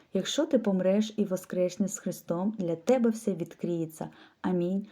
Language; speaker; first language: Ukrainian; non-native, local second language; Russian